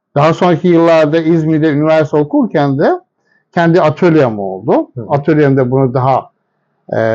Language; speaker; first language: Turkish; non-native, fluent; Persian